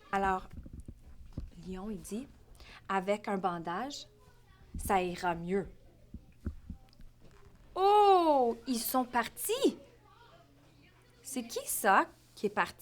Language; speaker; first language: French; native; French